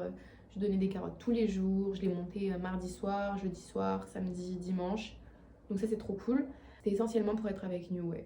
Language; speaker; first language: French; native; French